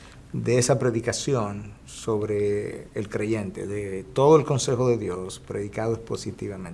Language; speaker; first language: Spanish; native; Spanish